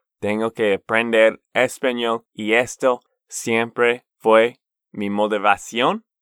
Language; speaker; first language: Spanish; non-native, fluent; English